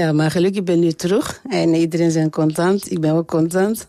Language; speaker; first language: Dutch; non-native, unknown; French